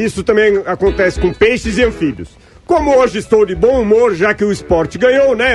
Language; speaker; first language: Portuguese; native; Portuguese